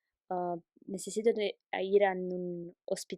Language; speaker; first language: Spanish; non-native, fluent; Portuguese